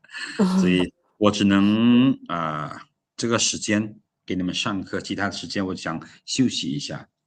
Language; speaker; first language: Chinese; non-native, fluent; Lao